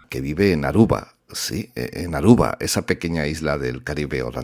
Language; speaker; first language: Spanish; native; Spanish